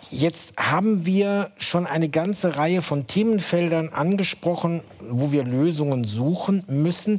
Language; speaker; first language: German; native; German